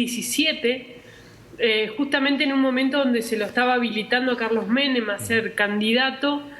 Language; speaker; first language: Spanish; native; Spanish